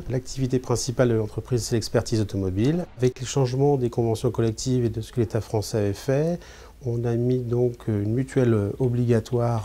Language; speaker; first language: French; native; French